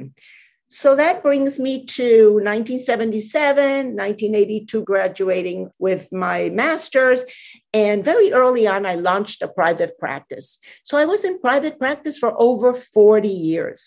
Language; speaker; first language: English; non-native, fluent; Spanish